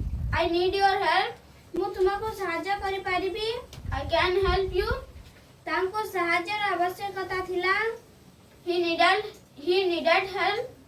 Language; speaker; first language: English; non-native, local second language; Odia